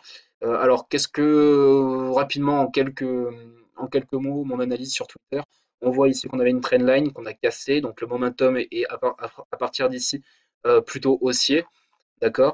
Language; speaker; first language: French; native; French